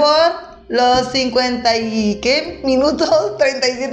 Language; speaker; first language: Spanish; native; Spanish